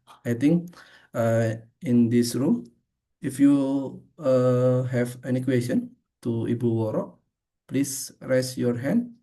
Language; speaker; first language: English; non-native, fluent; Indonesian